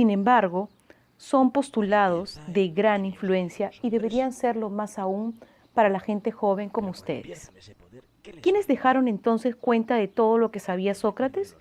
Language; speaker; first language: Spanish; native; Spanish